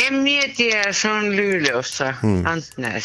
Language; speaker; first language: Finnish; non-native, local second language; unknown